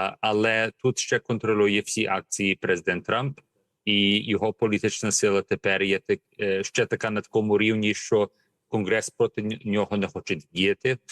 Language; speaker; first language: Ukrainian; early bilingual, heritage; Ukrainian